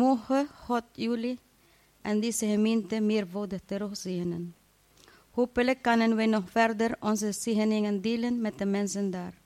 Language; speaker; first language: Dutch; non-native, fluent; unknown